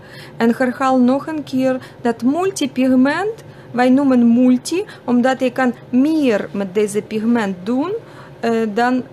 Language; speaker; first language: Dutch; non-native, fluent; Russian